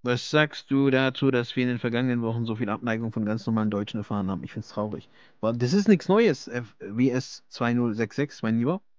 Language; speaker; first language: German; early bilingual, other home language; Turkish